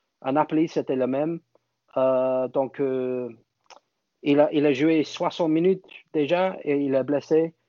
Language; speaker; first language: French; non-native, fluent; English